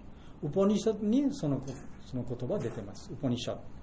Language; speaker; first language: Japanese; non-native, fluent; Bangla